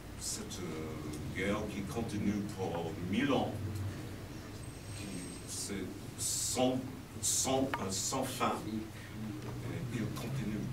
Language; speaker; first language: French; non-native, fluent; English